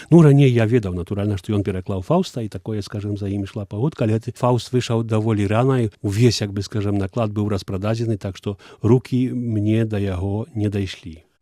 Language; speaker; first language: Belarusian; early bilingual, heritage; Belarusian